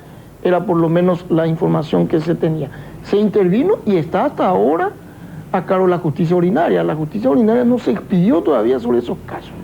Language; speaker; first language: Spanish; native; Spanish